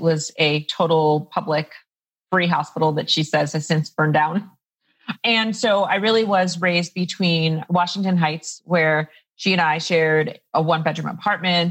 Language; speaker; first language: English; native; English